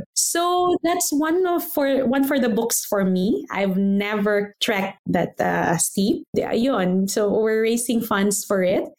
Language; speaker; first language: English; non-native, local second language; Aklanon